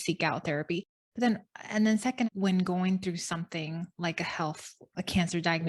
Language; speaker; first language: English; native; English